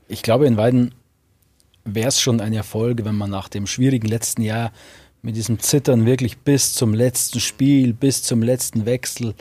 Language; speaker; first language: German; native; German